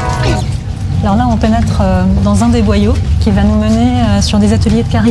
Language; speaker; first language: French; native; French